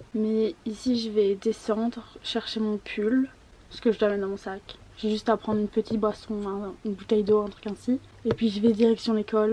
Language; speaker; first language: French; native; French